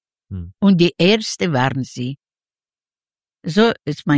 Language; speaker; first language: German; non-native, learner; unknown